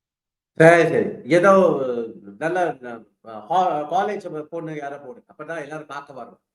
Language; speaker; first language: Tamil; early bilingual, heritage; Tamil